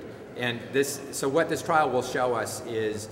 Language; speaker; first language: English; native; English